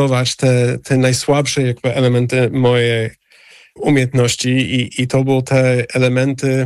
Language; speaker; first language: Polish; non-native, fluent; English